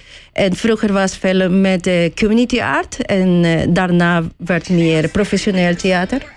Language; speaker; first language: Dutch; non-native, learner; Spanish